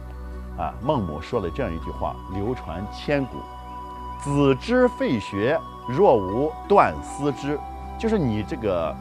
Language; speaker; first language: Chinese; native; Chinese